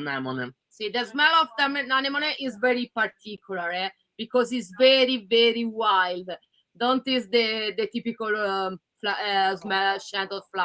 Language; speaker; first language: English; non-native, learner; Italian